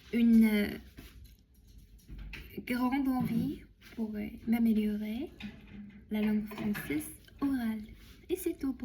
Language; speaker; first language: French; non-native, learner; Chinese